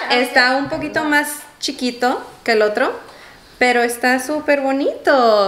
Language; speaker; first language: Spanish; early bilingual, heritage; Spanish